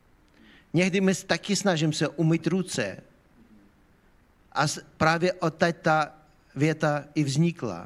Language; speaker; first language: Czech; non-native, fluent; Ukrainian